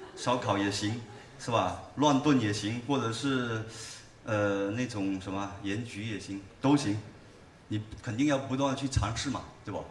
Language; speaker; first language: Chinese; native; Chinese